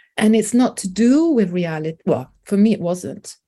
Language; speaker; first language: English; non-native, local second language; French